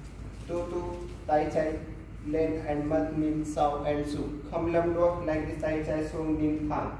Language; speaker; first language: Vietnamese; non-native, learner; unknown